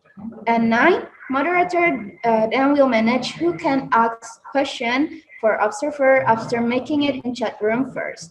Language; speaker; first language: English; non-native, learner; Indonesian